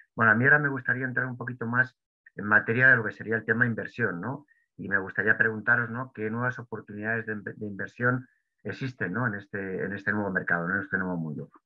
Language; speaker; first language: Spanish; native; Spanish